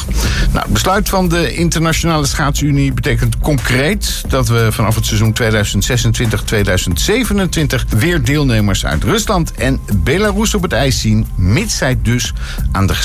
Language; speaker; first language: Dutch; native; Dutch